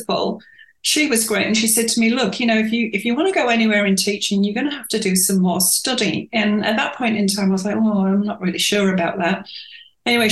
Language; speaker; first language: English; native; English